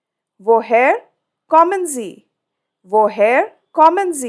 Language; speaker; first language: German; non-native, fluent; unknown